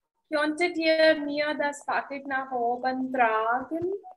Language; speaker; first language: German; non-native, fluent; Hindi